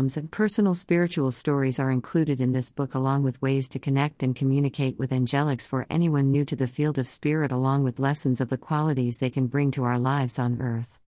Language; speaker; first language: English; native; English